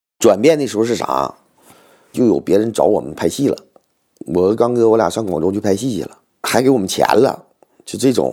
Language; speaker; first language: Chinese; native; Chinese